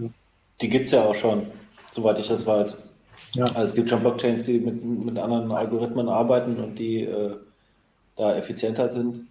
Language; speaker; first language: German; native; German